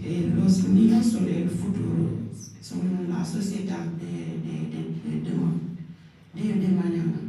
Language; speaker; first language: Spanish; non-native, local second language; Wolof